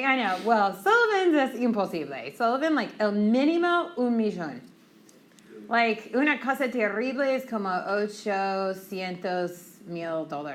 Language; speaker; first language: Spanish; non-native, fluent; English